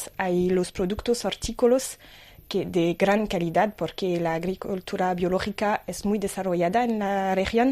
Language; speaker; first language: Spanish; non-native, fluent; French